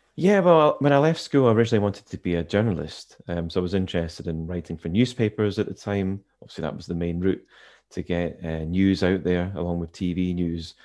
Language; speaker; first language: English; native; English